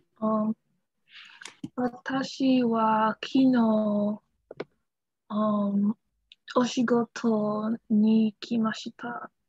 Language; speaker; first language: Japanese; non-native, learner; English